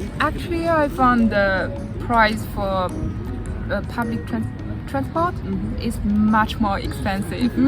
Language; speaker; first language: English; non-native, fluent; Chinese